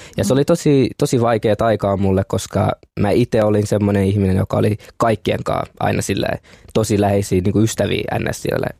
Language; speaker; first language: Finnish; early bilingual, other home language; Kinyarwanda